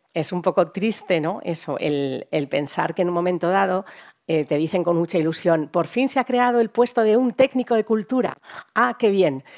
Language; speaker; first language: Spanish; native; Spanish